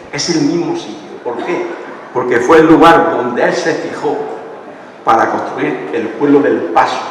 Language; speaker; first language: Spanish; native; Spanish